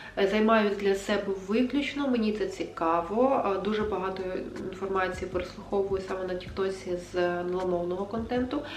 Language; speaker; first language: Ukrainian; non-native, local second language; Russian